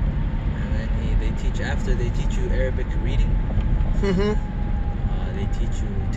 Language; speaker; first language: English; early bilingual, other home language; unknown